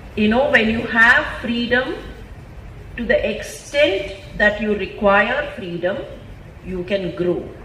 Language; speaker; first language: English; non-native, local second language; Tamil